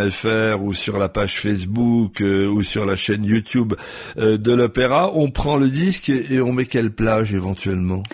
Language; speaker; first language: French; native; French